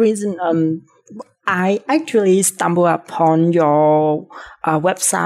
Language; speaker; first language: English; non-native, fluent; Vietnamese